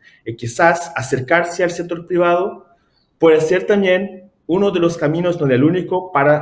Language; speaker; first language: Spanish; non-native, local second language; Portuguese